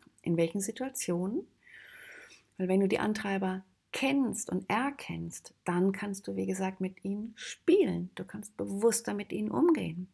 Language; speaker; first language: German; native; German